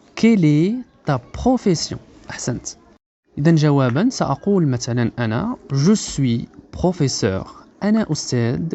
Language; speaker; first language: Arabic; native; Arabic